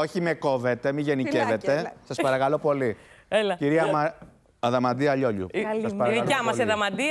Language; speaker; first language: Greek; native; Greek